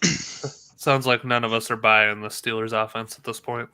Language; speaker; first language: English; native; English